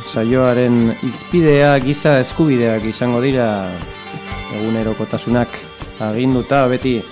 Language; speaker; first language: Basque; non-native, local second language; Spanish